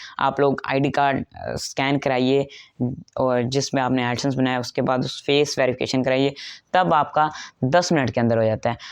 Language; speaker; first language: Urdu; native; Urdu